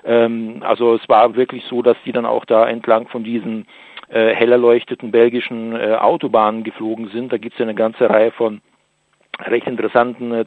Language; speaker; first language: German; native; German